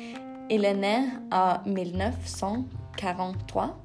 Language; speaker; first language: French; non-native, learner; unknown